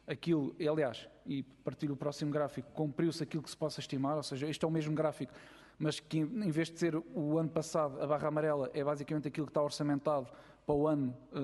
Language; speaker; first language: Portuguese; native; Portuguese